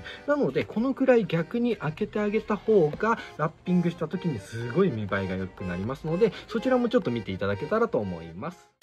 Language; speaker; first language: Japanese; native; Japanese